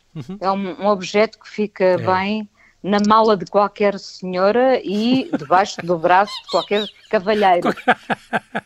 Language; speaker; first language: Portuguese; native; Portuguese